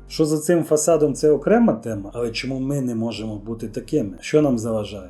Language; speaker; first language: Ukrainian; native; Ukrainian